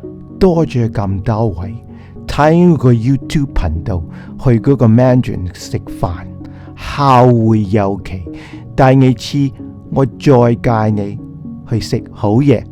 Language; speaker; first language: Cantonese; early bilingual, heritage; Cantonese